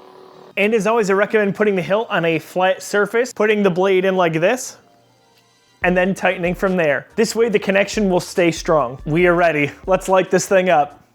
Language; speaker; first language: English; native; English